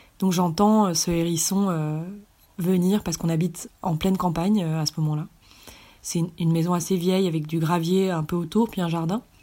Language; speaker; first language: French; native; French